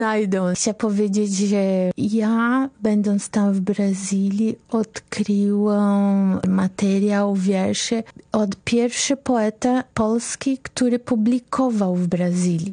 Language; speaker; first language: Polish; non-native, fluent; Portuguese